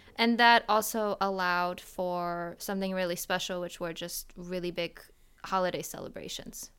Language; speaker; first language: English; early bilingual, other home language; Polish